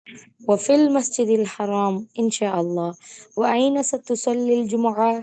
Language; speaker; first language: Arabic; non-native, learner; Tamil